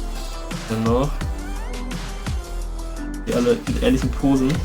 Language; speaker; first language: German; native; German